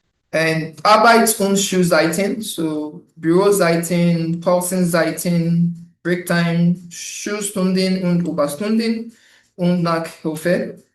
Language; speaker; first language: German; non-native, fluent; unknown